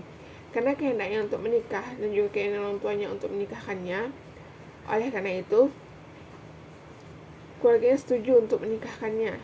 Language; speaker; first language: Indonesian; native; Indonesian